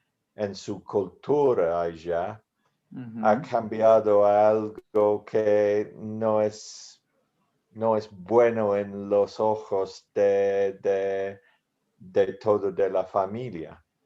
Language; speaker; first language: Spanish; non-native, learner; English